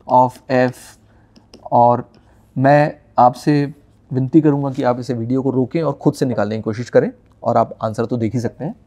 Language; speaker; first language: Hindi; native; Hindi